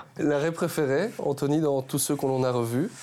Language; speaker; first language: French; native; French